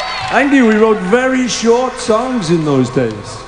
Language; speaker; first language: English; native; English